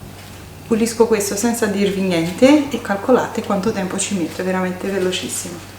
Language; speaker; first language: Italian; native; Italian